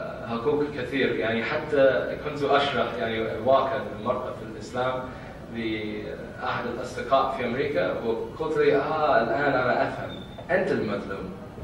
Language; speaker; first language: Arabic; non-native, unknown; English